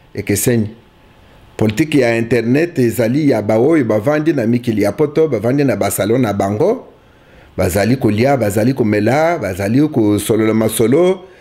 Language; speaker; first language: Lingala; native; Lingala